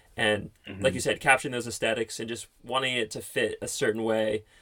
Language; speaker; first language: English; native; English